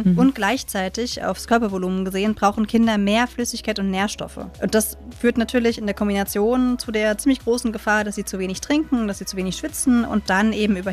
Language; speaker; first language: German; native; German